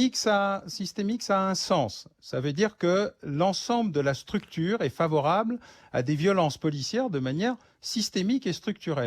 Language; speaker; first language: French; native; French